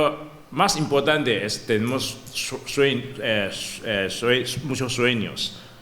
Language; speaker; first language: Spanish; non-native, learner; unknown